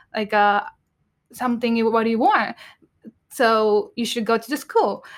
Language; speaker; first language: English; non-native, learner; Japanese